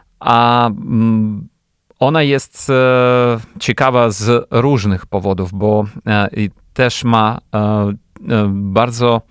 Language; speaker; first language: Polish; non-native, fluent; Ukrainian